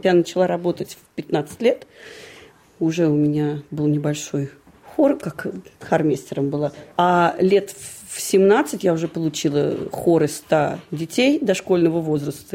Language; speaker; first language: Russian; native; Russian